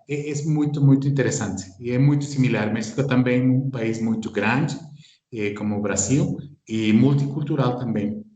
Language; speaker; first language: Portuguese; non-native, fluent; Spanish